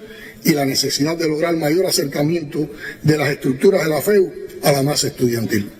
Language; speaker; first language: Spanish; native; Spanish